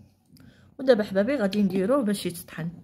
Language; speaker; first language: Arabic; native; Arabic